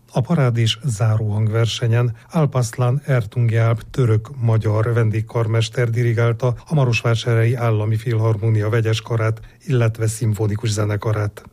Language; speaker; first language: Hungarian; native; Hungarian